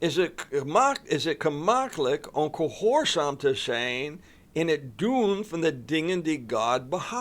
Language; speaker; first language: Dutch; non-native, fluent; English